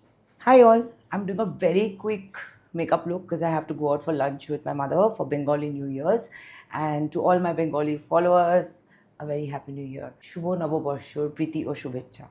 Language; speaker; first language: English; non-native, local second language; Bangla